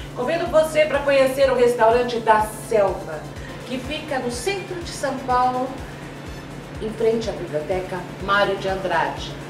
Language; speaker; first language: Portuguese; native; Portuguese